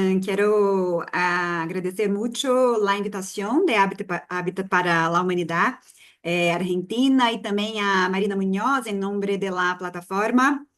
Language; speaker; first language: Spanish; non-native, fluent; Portuguese